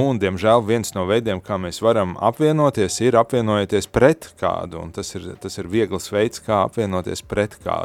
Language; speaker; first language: Latvian; native; Latvian